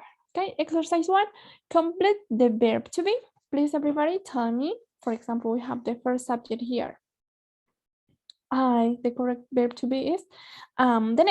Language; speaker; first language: English; non-native, fluent; Spanish